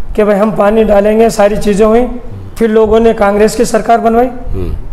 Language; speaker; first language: Hindi; native; Hindi